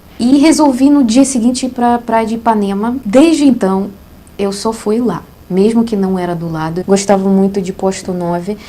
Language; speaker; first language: Portuguese; non-native, fluent; Russian